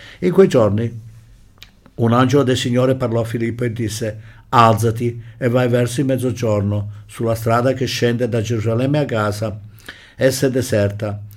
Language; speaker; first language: Italian; native; Italian